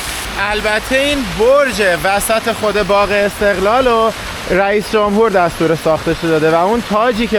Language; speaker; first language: Persian; native; Persian